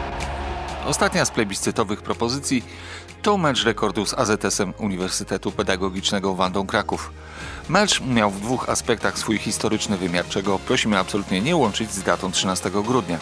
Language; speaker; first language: Polish; native; Polish